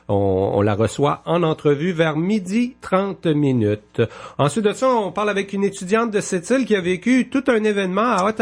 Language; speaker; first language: French; native; French